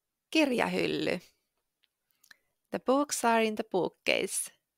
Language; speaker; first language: English; non-native, fluent; Finnish